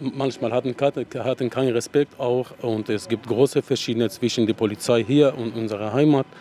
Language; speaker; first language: German; non-native, learner; Arabic